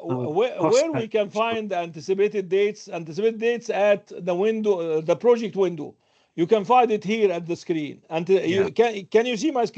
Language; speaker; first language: English; non-native, fluent; Arabic